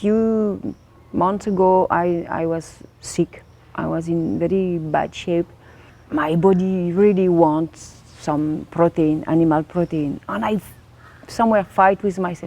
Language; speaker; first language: English; non-native, learner; French